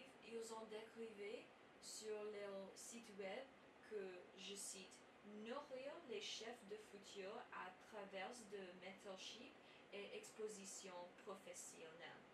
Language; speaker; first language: French; non-native, learner; English